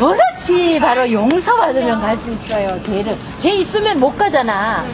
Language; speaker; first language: Korean; native; Korean